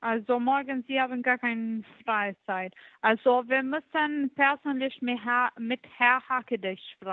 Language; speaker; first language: German; non-native, learner; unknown